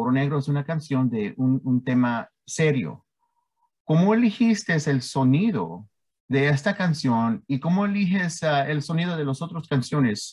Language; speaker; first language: Spanish; early bilingual, heritage; Spanish